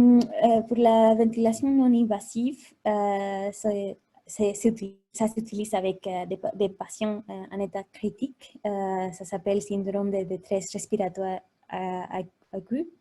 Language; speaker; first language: French; non-native, fluent; Spanish